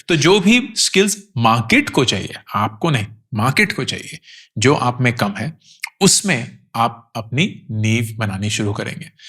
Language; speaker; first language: Hindi; native; Hindi